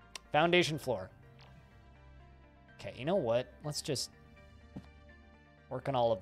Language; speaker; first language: English; native; English